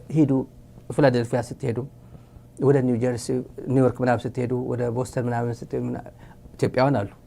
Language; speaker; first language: Amharic; non-native, local second language; Tigrinya